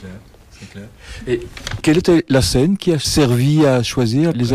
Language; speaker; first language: French; native; French